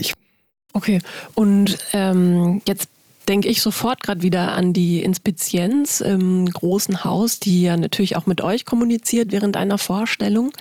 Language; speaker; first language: German; native; German